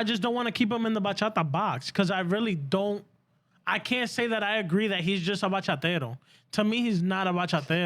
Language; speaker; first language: English; early bilingual, other home language; Spanish